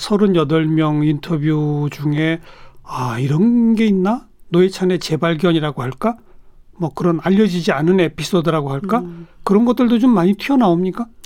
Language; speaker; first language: Korean; native; Korean